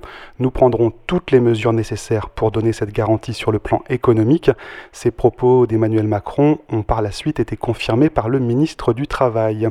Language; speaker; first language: French; native; French